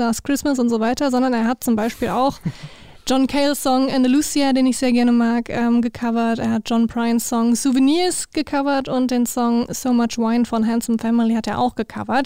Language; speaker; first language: German; native; German